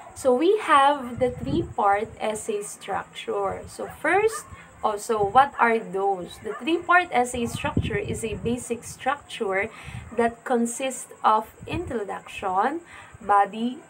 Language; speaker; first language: English; non-native, local second language; Filipino